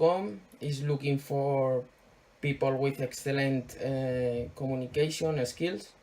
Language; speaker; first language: English; non-native, learner; Spanish